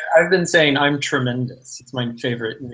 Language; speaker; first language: English; native; English